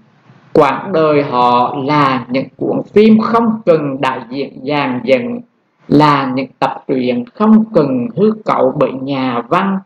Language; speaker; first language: Vietnamese; native; Vietnamese